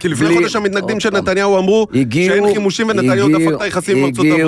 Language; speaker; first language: Hebrew; native; Hebrew